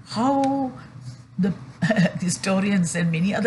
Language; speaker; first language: English; non-native, fluent; Malayalam